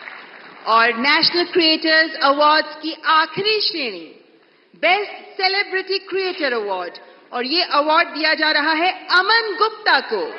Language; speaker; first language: Hindi; native; Hindi